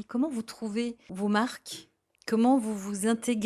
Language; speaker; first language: French; native; French